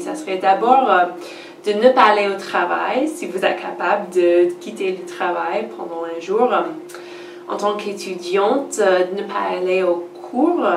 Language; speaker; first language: French; non-native, fluent; English